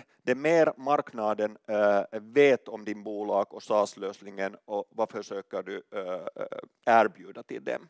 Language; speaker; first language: Swedish; non-native, local second language; Finnish